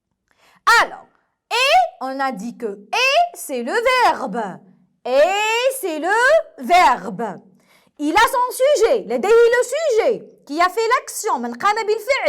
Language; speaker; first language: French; non-native, local second language; Arabic